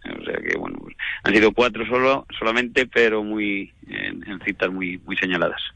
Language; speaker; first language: Spanish; native; Spanish